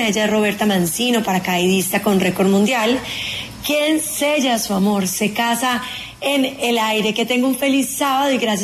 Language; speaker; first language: Spanish; native; Spanish